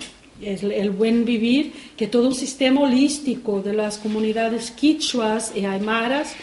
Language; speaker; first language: Spanish; non-native, fluent; Portuguese